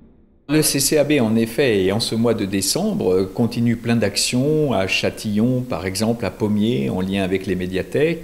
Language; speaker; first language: French; native; French